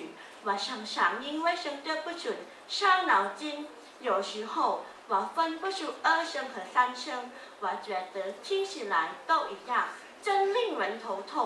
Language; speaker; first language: Chinese; non-native, learner; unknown